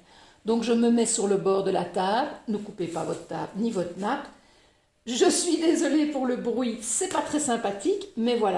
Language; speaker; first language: French; native; French